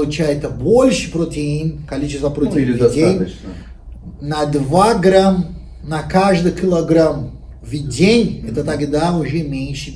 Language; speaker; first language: Russian; non-native, fluent; Portuguese